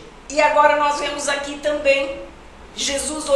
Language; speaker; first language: Portuguese; native; Portuguese